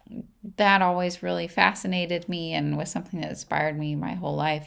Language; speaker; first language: English; native; English